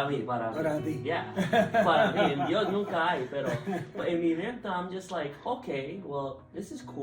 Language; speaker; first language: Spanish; early bilingual, heritage; Spanish